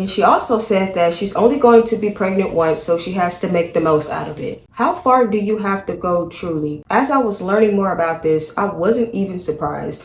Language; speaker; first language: English; native; English